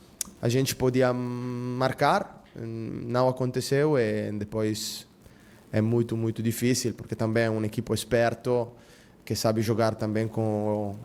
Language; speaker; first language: Portuguese; non-native, fluent; Spanish